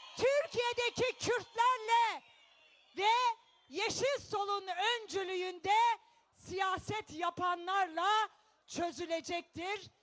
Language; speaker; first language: Turkish; native; Turkish